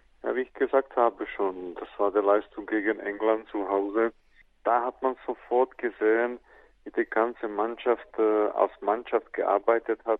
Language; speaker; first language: German; non-native, fluent; Czech